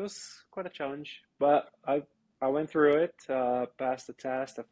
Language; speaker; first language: English; non-native, fluent; Portuguese